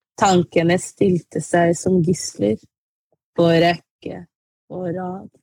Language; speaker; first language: Norwegian; early bilingual, other home language; Arabic